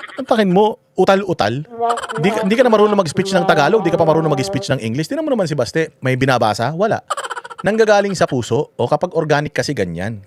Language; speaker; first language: Filipino; native; Filipino